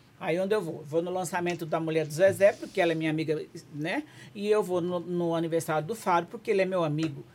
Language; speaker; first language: Portuguese; native; Portuguese